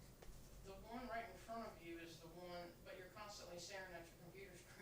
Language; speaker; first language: English; native; English